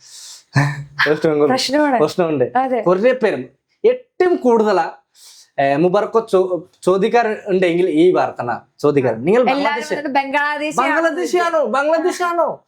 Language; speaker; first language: Malayalam; non-native, local second language; Bangla